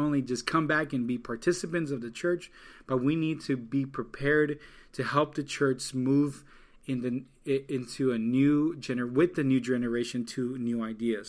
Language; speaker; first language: English; native; English